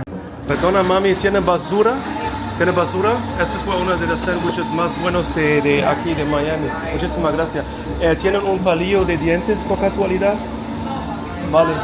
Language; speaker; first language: Spanish; non-native, learner; English